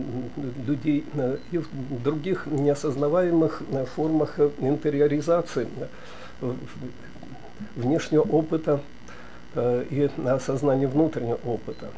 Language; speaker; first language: Russian; native; Russian